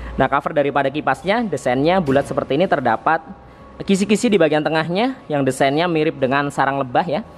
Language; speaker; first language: Indonesian; native; Indonesian